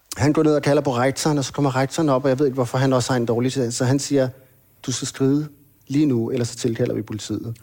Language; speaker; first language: Danish; native; Danish